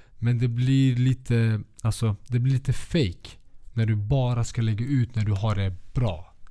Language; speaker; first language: Swedish; early bilingual, other home language; Kurdish